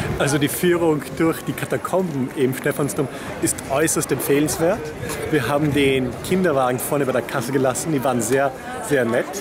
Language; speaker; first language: German; non-native, fluent; English